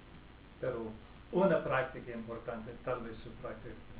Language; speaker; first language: Spanish; non-native, fluent; English